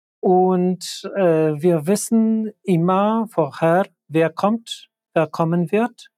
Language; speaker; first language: German; non-native, fluent; Polish